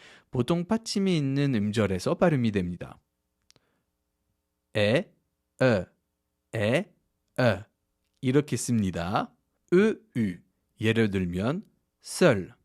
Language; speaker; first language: Korean; non-native, fluent; French